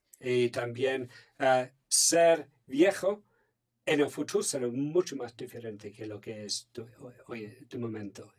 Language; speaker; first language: Spanish; non-native, fluent; English